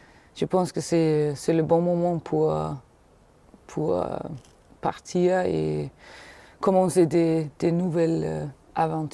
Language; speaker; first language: French; non-native, fluent; Danish